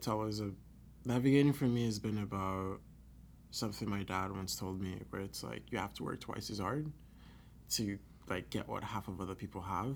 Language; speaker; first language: English; non-native, local second language; Yoruba